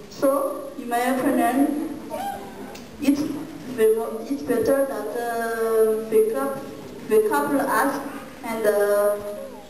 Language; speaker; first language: English; non-native, learner; Malagasy